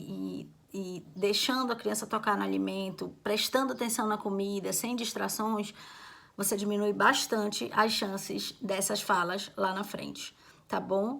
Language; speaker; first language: Portuguese; native; Portuguese